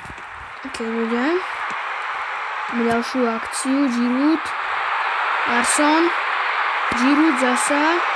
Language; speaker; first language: Slovak; native; Slovak